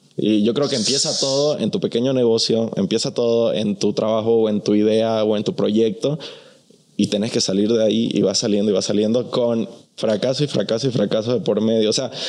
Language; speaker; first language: Spanish; native; Spanish